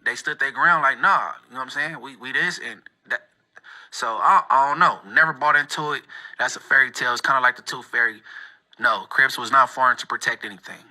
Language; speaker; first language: English; native; English